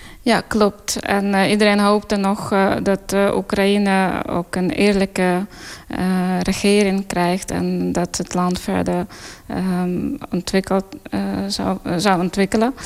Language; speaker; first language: Dutch; non-native, fluent; Ukrainian